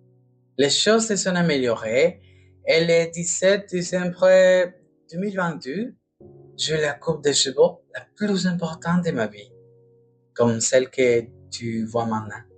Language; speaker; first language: French; non-native, learner; Spanish